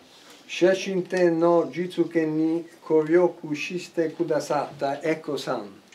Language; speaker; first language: Japanese; non-native, learner; Italian